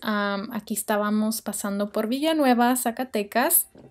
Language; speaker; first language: Spanish; early bilingual, heritage; Spanish